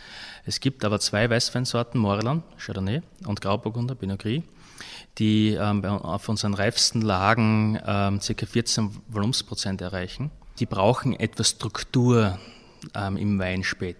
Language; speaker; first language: German; native; German